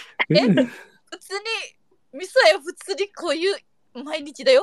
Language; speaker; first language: Japanese; non-native, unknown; Indonesian